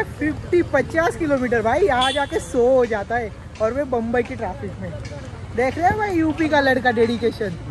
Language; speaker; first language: Hindi; non-native, local second language; Marathi